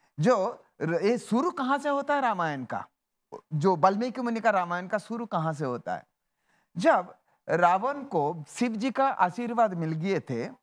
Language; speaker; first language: Hindi; non-native, local second language; Bangla